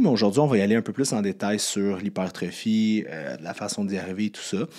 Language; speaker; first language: French; native; French